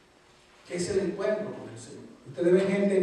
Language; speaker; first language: Spanish; native; Spanish